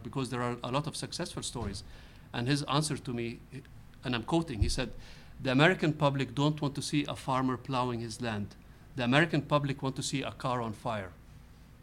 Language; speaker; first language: English; non-native, fluent; Arabic